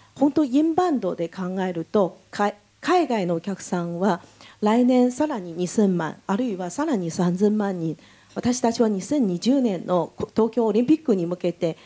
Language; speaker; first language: Japanese; non-native, fluent; Chinese